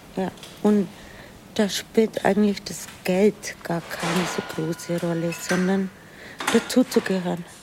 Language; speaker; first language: German; native; German